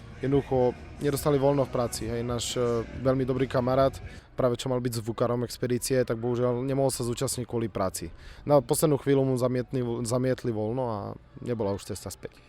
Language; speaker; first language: Slovak; native; Slovak